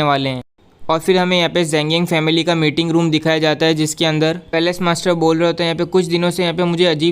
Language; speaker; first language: Hindi; native; Hindi